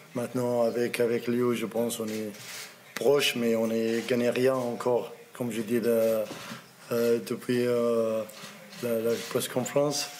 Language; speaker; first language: French; non-native, learner; Arabic